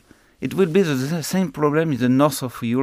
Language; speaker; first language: English; non-native, learner; French